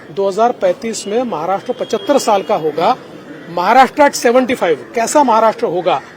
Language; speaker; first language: Hindi; non-native, local second language; Marathi